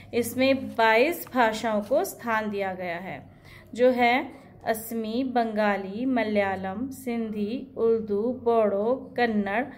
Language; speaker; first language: Hindi; native; Hindi